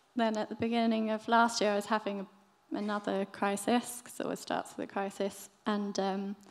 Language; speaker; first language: English; native; English